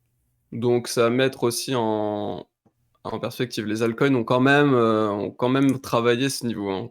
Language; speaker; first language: French; native; French